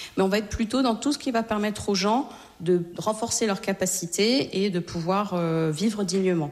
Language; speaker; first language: French; native; French